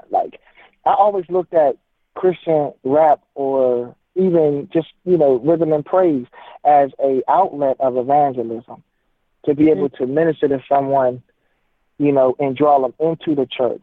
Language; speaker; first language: English; native; English